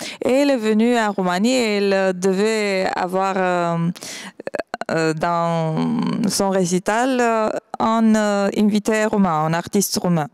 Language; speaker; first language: French; non-native, fluent; Romanian